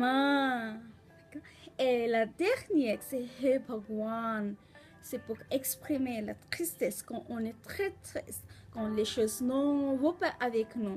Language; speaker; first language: French; non-native, learner; Nepali